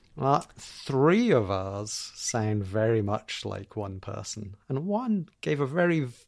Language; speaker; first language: English; native; English